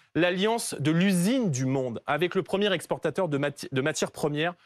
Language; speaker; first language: French; native; French